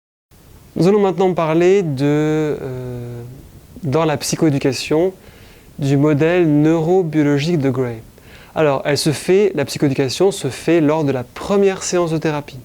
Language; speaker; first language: French; native; French